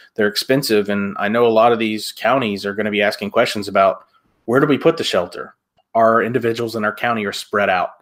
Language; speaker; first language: English; native; English